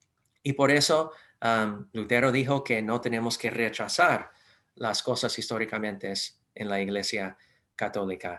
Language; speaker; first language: Spanish; non-native, fluent; English